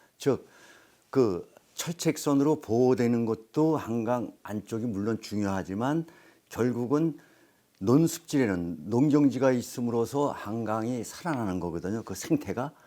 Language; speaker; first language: Korean; native; Korean